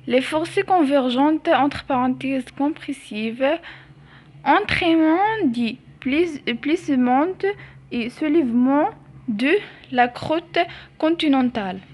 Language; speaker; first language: French; non-native, local second language; Arabic